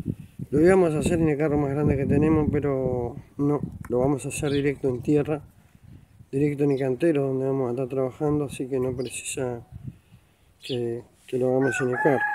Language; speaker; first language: Spanish; native; Spanish